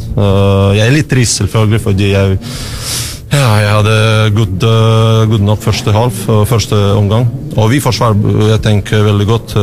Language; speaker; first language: Norwegian; non-native, learner; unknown